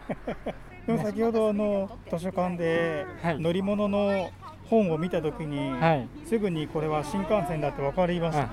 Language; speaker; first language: Japanese; native; Japanese